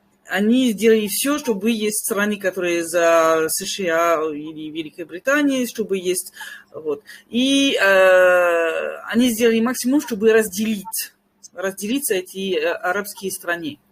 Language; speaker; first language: Russian; non-native, fluent; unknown